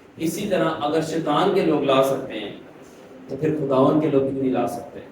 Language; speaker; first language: Urdu; non-native, local second language; Punjabi